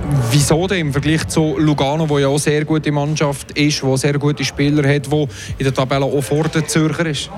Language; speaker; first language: German; native; German